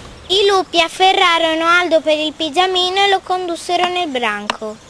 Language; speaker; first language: Italian; native; Italian